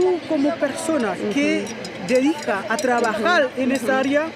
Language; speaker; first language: Spanish; non-native, learner; Haitian Creole